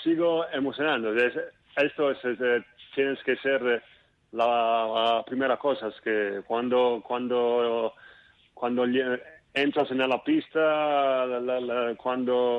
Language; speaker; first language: Spanish; non-native, fluent; Italian